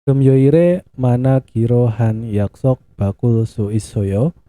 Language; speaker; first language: Korean; non-native, fluent; Indonesian